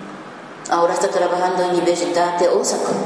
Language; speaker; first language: Spanish; non-native, learner; Japanese